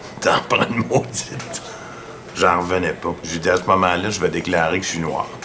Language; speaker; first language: French; native; French